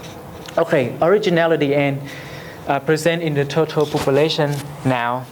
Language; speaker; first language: English; non-native, learner; Lao